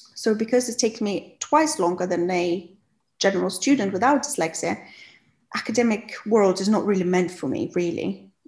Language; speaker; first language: English; non-native, fluent; Russian